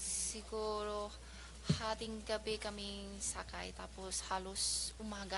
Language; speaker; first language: Filipino; non-native, learner; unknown